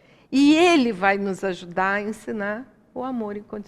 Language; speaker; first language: Portuguese; native; Portuguese